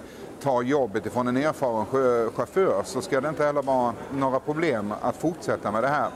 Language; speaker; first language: Swedish; native; Swedish